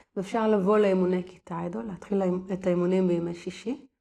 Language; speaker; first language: Hebrew; native; Hebrew